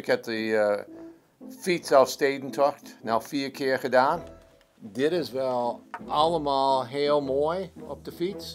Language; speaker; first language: Dutch; non-native, learner; English